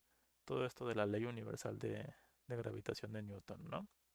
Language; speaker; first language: Spanish; native; Spanish